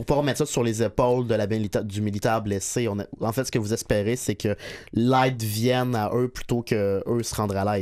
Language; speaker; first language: French; native; French